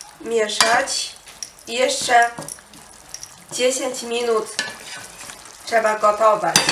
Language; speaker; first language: Polish; non-native, learner; Chinese